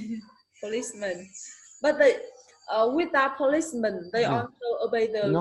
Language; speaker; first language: English; non-native, learner; Vietnamese